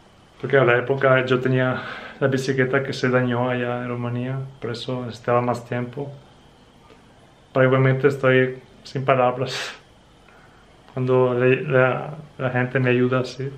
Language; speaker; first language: Spanish; non-native, fluent; Italian